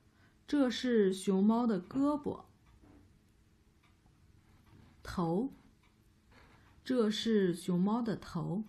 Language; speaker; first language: Chinese; native; Chinese